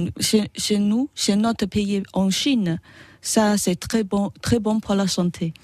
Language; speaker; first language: French; non-native, learner; Chinese